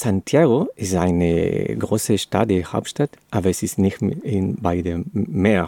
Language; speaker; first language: German; non-native, learner; Spanish